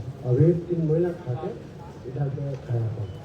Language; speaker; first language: Hindi; non-native, local second language; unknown